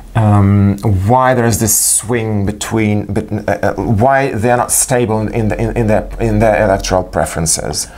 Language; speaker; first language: English; non-native, fluent; Ukrainian